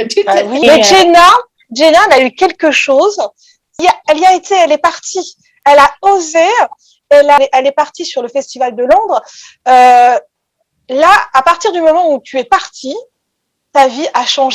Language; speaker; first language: French; native; French